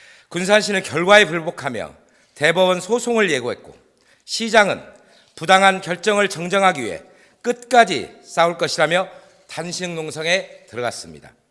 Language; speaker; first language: Korean; native; Korean